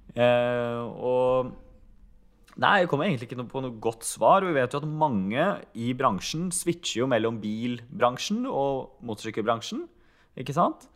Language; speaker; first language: Norwegian; early bilingual, other home language; Hungarian